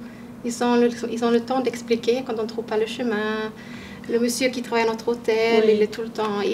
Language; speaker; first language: French; non-native, fluent; Swedish